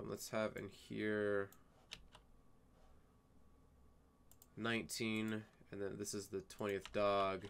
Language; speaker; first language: English; native; English